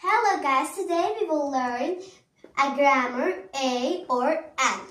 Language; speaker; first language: English; non-native, learner; Azerbaijani